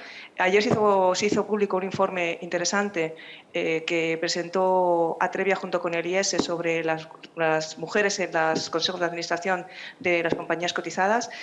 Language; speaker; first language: Spanish; native; Spanish